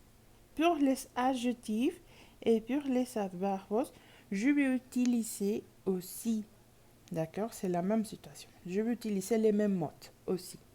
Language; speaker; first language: French; non-native, learner; Spanish